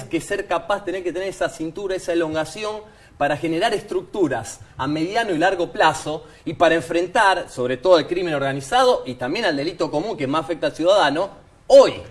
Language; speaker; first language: Spanish; native; Spanish